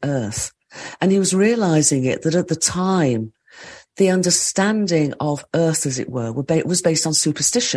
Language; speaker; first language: English; native; English